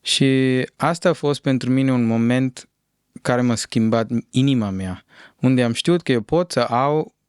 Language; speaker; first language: Romanian; non-native, fluent; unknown